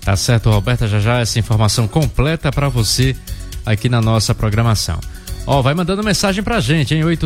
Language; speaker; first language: Portuguese; native; Portuguese